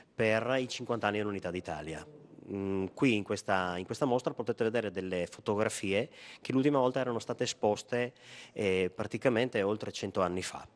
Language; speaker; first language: Italian; native; Italian